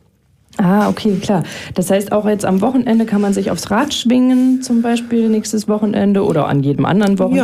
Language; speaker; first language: German; native; German